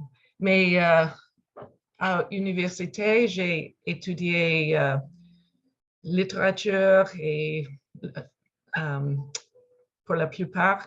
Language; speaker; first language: French; non-native, learner; English